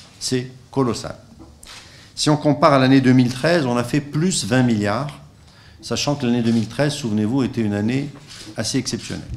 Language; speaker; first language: French; non-native, local second language; Arabic